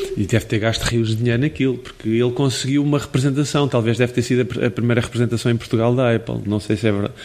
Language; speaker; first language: Portuguese; native; Portuguese